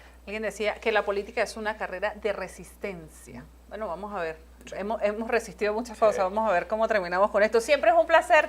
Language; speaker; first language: Spanish; native; Spanish